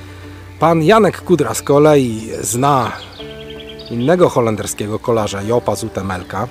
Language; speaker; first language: Polish; native; Polish